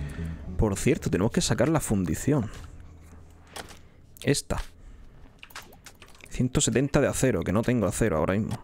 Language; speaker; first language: Spanish; native; Spanish